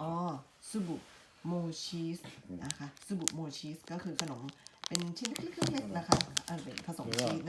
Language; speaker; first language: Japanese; non-native, learner; Thai